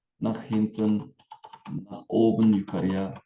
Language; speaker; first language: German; non-native, fluent; Turkish